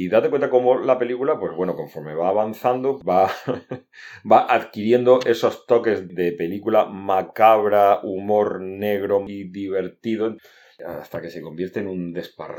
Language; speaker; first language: Spanish; native; Spanish